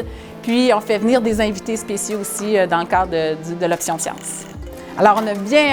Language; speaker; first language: French; native; French